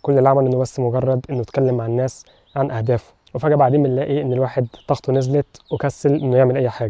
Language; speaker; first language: Arabic; native; Arabic